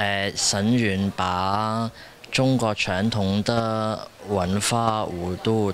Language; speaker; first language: Chinese; non-native, local second language; Cantonese